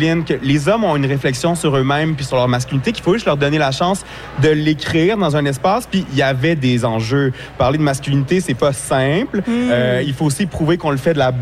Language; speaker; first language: French; native; French